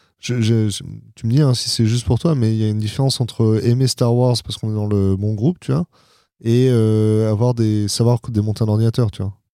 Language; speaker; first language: French; native; French